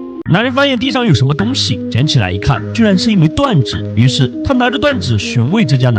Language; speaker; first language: Chinese; native; Chinese